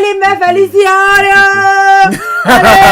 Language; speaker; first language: French; native; French